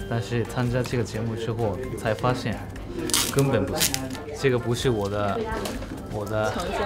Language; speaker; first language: Chinese; non-native, fluent; Japanese